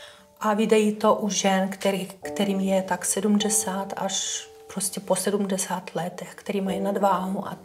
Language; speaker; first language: Czech; non-native, fluent; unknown